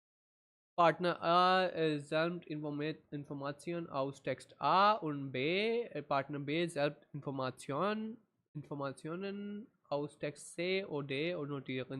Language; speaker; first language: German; non-native, fluent; Urdu